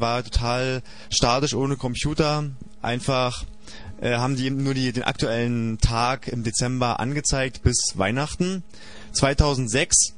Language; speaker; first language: German; native; German